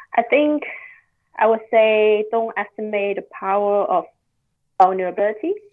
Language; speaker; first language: English; non-native, local second language; Cantonese